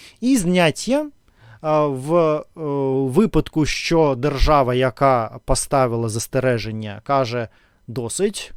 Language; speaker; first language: Ukrainian; non-native, learner; Russian